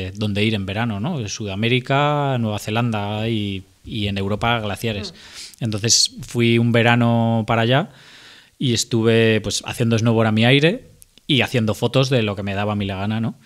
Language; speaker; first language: Spanish; native; Spanish